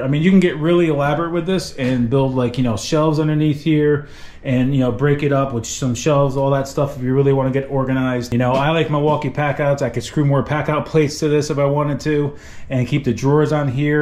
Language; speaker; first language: English; native; English